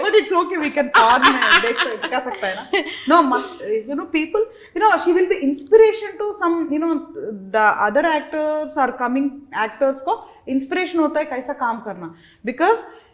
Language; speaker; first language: English; non-native, local second language; Telugu